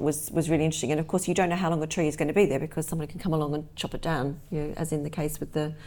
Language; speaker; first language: English; native; English